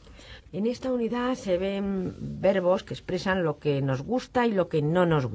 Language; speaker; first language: Spanish; native; Spanish